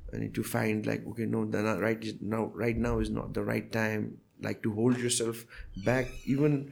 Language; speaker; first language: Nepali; native; Nepali